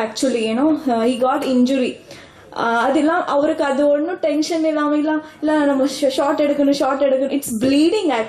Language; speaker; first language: Tamil; non-native, local second language; Kannada